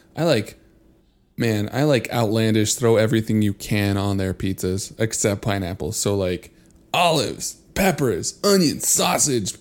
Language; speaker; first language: English; early bilingual, other home language; Spanish